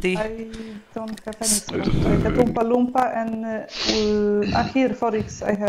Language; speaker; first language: English; non-native, fluent; Polish